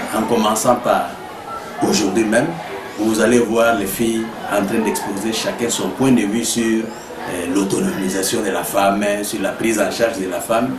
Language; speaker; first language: French; native; French